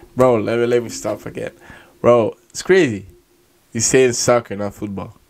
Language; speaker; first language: English; non-native, fluent; Dutch